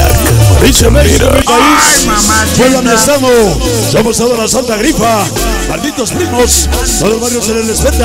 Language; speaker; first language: Spanish; native; Spanish